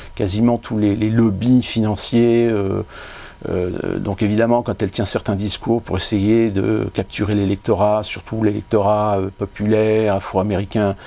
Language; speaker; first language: French; native; French